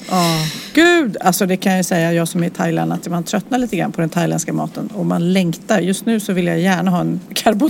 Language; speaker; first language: Swedish; native; Swedish